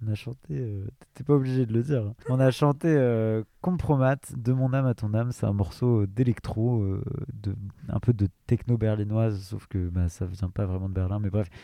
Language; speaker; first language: French; native; French